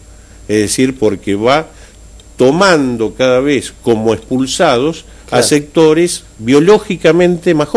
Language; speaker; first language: Spanish; native; Spanish